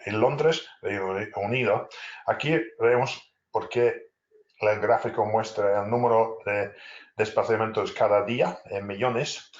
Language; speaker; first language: Spanish; non-native, fluent; English